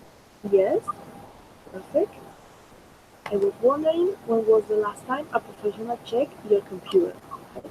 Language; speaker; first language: English; non-native, fluent; Spanish